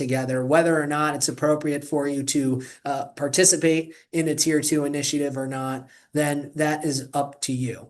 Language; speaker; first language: English; native; English